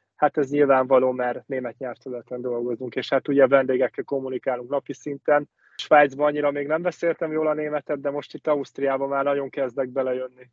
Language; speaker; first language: Hungarian; native; Hungarian